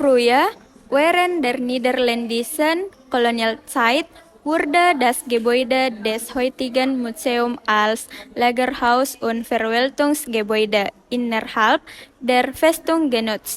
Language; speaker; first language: German; non-native, learner; Indonesian